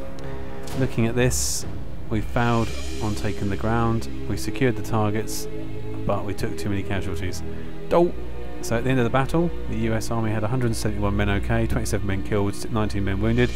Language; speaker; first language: English; native; English